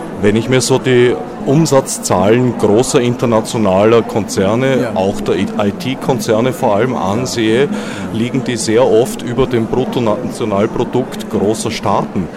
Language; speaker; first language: German; native; German